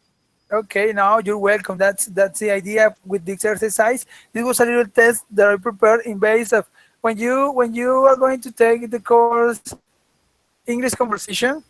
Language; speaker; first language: English; non-native, fluent; Spanish